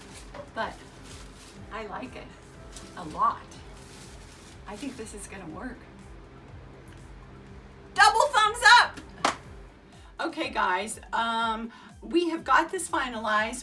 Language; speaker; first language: English; native; English